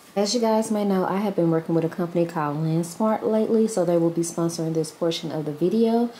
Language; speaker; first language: English; native; English